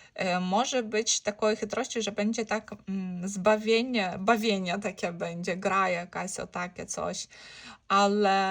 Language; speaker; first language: Polish; non-native, learner; Ukrainian